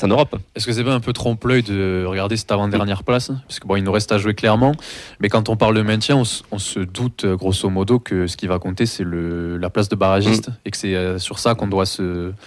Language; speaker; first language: French; native; French